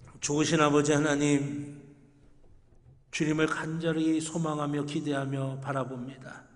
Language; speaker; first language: Korean; native; Korean